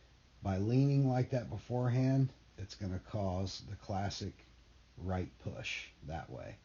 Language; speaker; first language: English; native; English